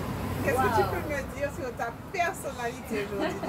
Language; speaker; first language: French; native; French